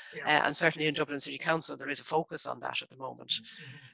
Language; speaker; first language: English; native; English